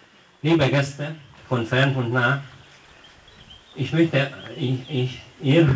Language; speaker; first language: German; non-native, local second language; Hungarian